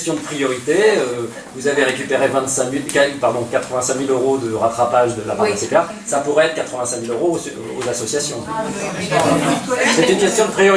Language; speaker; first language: French; native; French